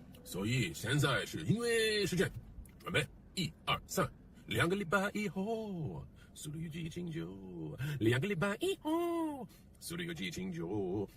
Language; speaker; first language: Chinese; non-native, learner; English